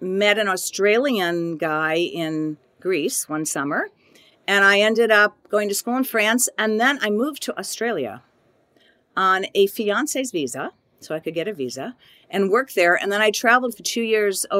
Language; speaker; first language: English; native; English